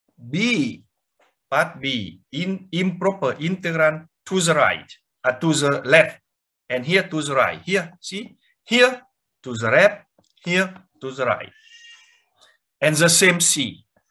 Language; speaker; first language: English; non-native, fluent; Vietnamese